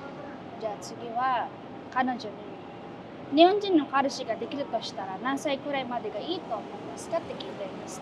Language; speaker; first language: Japanese; non-native, fluent; Filipino